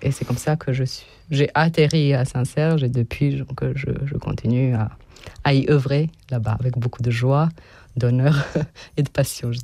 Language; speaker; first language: French; non-native, fluent; Serbian